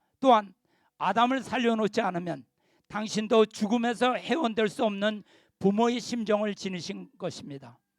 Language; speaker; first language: Korean; native; Korean